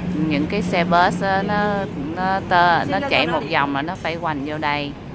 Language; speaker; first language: Vietnamese; native; Vietnamese